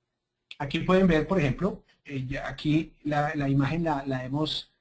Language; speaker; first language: Spanish; native; Spanish